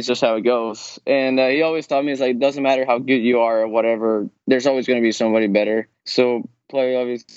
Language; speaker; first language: English; non-native, fluent; Spanish